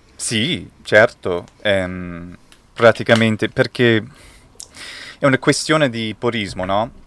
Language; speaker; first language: Italian; non-native, fluent; English